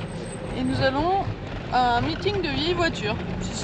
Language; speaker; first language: French; native; French